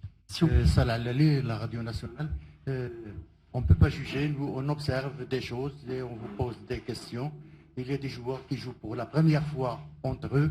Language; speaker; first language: French; non-native, local second language; Arabic